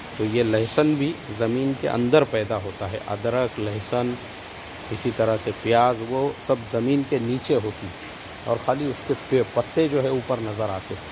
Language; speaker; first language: Hindi; native; Hindi